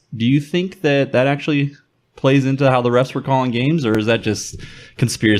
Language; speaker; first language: English; native; English